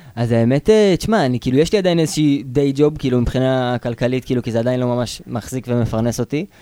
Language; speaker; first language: Hebrew; native; Hebrew